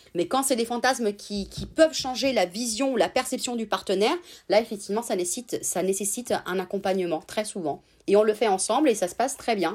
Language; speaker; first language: French; non-native, fluent; Italian